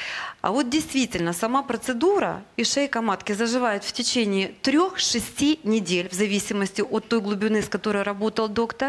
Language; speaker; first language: Russian; native; Russian